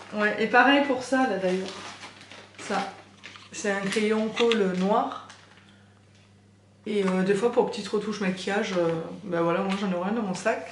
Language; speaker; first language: French; native; French